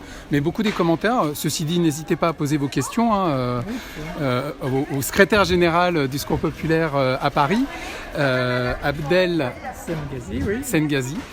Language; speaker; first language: French; native; French